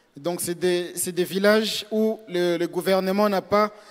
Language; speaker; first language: French; non-native, local second language; Swahili